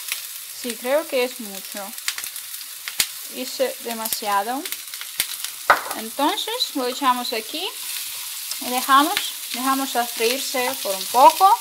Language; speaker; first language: Spanish; non-native, fluent; Ukrainian